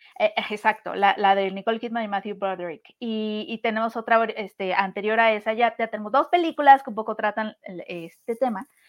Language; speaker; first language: Spanish; native; Spanish